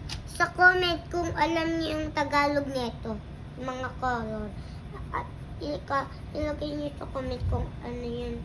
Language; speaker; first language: Filipino; native; Filipino